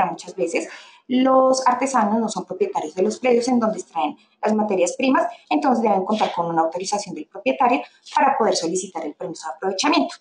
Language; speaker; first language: Spanish; native; Spanish